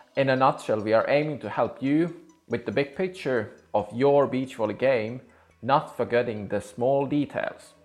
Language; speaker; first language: English; non-native, fluent; Finnish